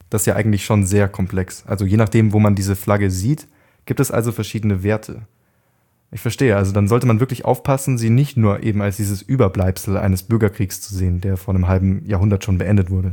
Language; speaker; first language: German; native; German